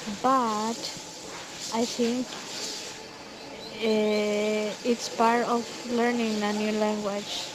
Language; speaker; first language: English; non-native, fluent; Spanish